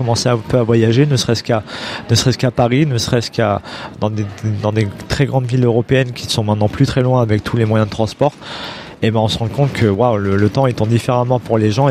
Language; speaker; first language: French; native; French